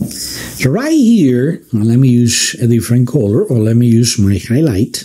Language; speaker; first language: English; non-native, fluent; Spanish